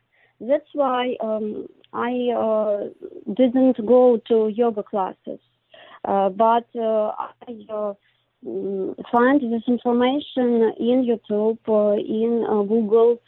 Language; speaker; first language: English; non-native, learner; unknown